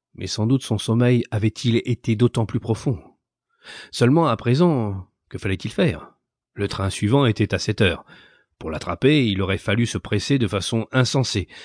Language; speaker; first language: French; native; French